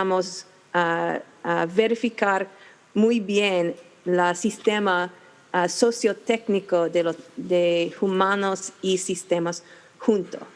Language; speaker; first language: Spanish; non-native, fluent; English